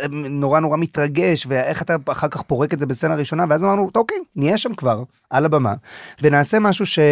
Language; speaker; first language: Hebrew; early bilingual, heritage; Hebrew